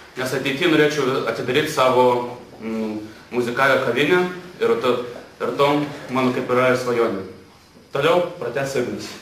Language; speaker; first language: Lithuanian; non-native, local second language; Russian